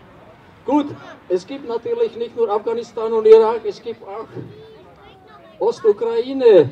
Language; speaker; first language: German; non-native, fluent; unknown